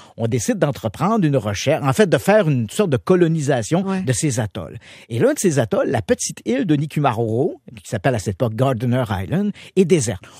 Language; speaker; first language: French; native; French